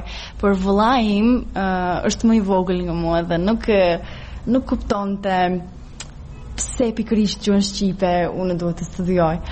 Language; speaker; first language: Albanian; non-native, fluent; Serbian